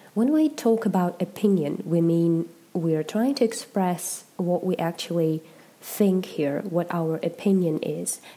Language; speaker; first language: English; non-native, fluent; Russian